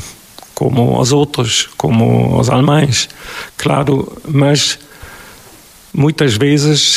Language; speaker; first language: Portuguese; non-native, fluent; German